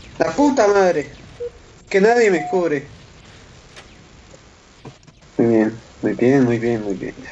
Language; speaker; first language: Spanish; native; Spanish